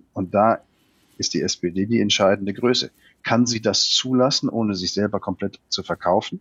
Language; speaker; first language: German; native; German